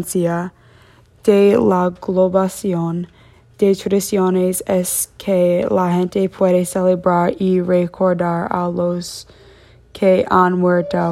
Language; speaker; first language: Spanish; non-native, learner; English